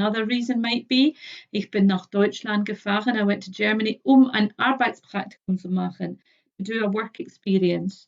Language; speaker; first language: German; non-native, fluent; English